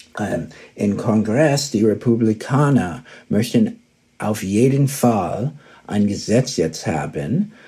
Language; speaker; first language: German; early bilingual, heritage; German